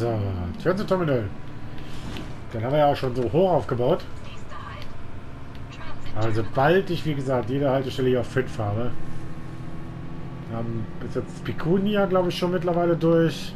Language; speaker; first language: German; native; German